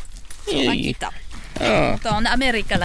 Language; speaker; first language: Finnish; non-native, learner; French